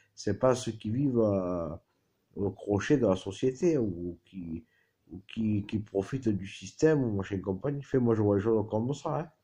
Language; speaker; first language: French; native; French